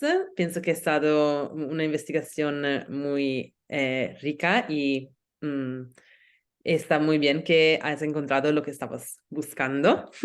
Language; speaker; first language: Spanish; non-native, learner; Italian